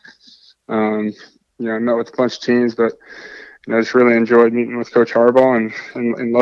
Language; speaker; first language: English; native; English